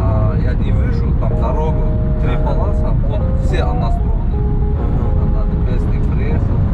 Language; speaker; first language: Russian; non-native, learner; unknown